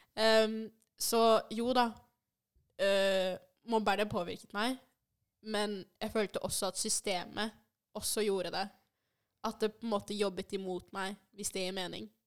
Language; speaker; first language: Norwegian; early bilingual, other home language; Swahili